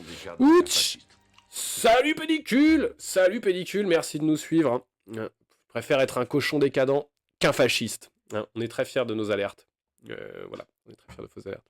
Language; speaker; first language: French; native; French